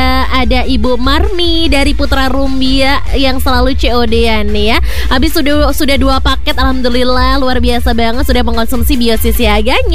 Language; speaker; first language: Indonesian; native; Indonesian